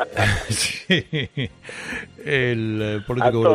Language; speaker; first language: Spanish; native; Spanish